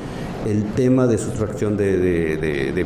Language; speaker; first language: Spanish; native; Spanish